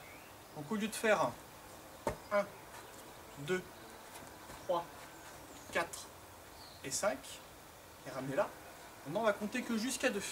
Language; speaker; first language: French; native; French